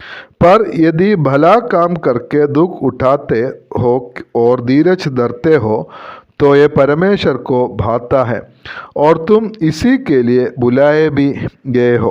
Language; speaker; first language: Hindi; non-native, local second language; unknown